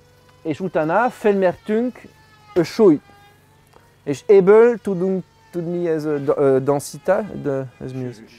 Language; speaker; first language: Hungarian; non-native, learner; French